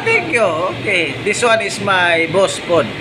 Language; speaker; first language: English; non-native, learner; Filipino